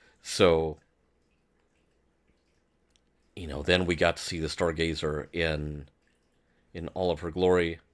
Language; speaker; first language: English; native; English